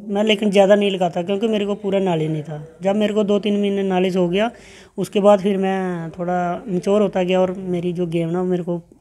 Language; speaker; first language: Hindi; native; Hindi